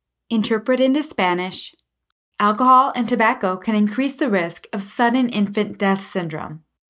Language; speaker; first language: English; native; English